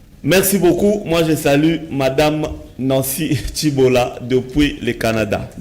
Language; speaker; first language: French; non-native, local second language; Lingala